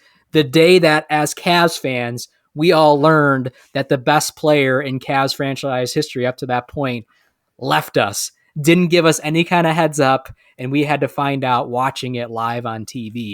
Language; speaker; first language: English; native; English